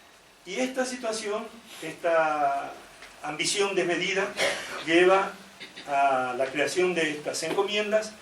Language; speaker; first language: Spanish; native; Spanish